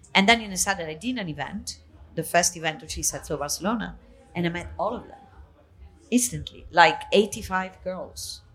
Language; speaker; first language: English; non-native, fluent; Italian